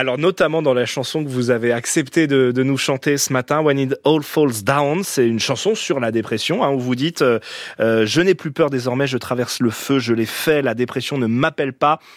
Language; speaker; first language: French; native; French